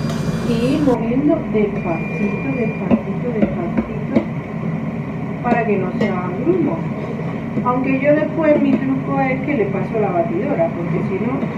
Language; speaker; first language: Spanish; native; Spanish